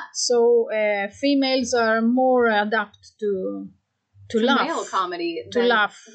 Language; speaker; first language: English; non-native, fluent; Greek